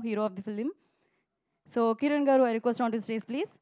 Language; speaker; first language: Telugu; native; Telugu